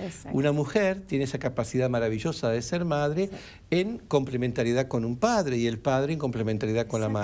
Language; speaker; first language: Spanish; native; Spanish